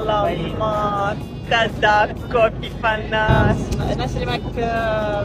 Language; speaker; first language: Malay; non-native, learner; English